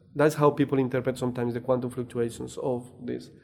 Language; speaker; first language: English; non-native, fluent; Spanish